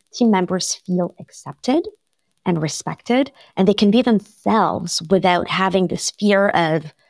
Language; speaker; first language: English; non-native, fluent; French